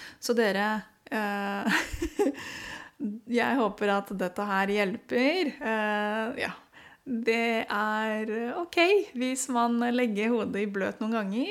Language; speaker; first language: Norwegian; non-native, fluent; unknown